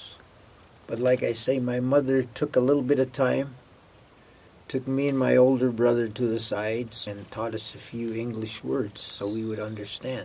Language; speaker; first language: English; native; English